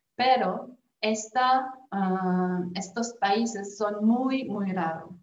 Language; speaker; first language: Spanish; non-native, fluent; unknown